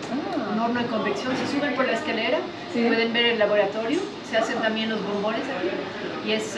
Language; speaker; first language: Spanish; native; Spanish